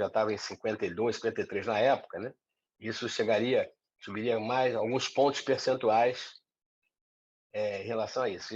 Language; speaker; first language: Portuguese; native; Portuguese